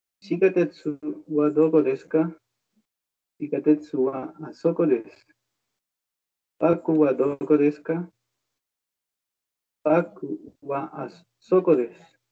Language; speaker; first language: Japanese; non-native, learner; Spanish